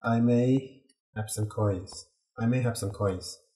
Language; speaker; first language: English; non-native, learner; Korean